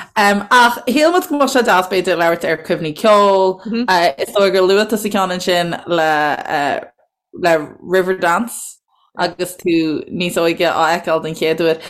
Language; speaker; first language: Irish; native; Irish